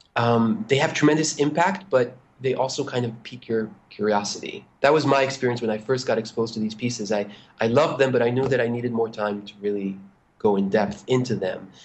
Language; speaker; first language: English; non-native, fluent; Hebrew